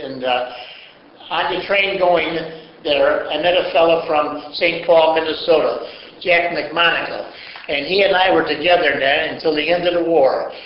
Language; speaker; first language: English; native; English